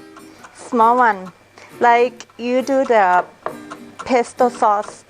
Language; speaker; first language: English; non-native, fluent; Thai